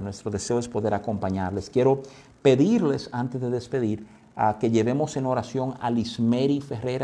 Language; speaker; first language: Spanish; native; Spanish